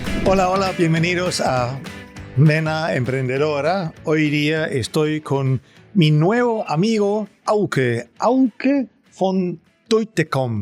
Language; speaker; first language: Spanish; non-native, fluent; Danish